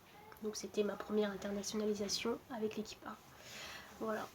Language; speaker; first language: French; early bilingual, other home language; Portuguese